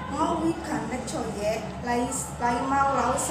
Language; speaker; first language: Cantonese; non-native, learner; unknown